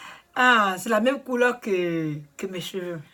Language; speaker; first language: French; non-native, learner; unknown